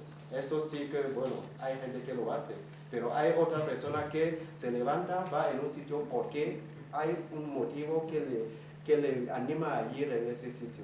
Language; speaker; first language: Spanish; non-native, fluent; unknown